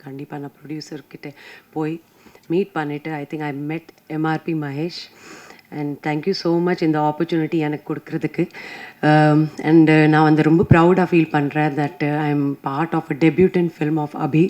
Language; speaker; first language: Tamil; non-native, fluent; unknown